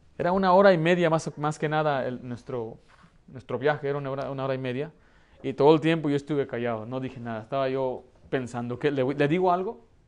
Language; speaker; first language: Spanish; early bilingual, heritage; Spanish